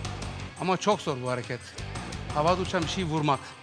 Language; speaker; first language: Turkish; native; Turkish